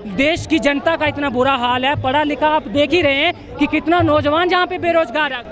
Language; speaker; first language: Hindi; native; Hindi